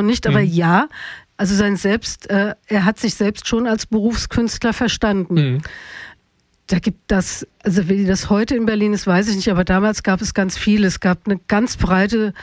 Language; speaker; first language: German; native; German